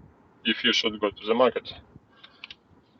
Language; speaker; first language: English; non-native, learner; Ukrainian